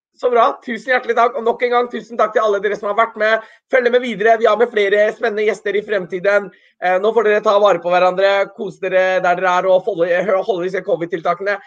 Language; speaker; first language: Norwegian; early bilingual, other home language; Urdu